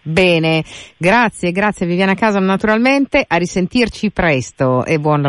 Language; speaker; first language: Italian; native; Italian